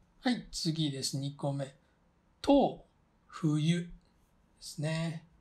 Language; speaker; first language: Japanese; native; Japanese